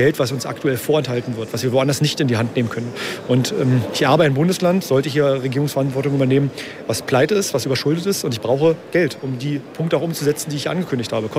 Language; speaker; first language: German; native; German